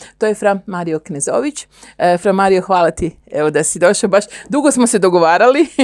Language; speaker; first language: Croatian; native; Croatian